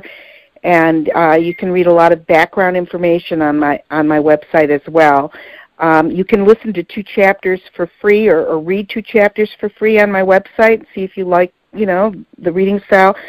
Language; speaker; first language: English; native; English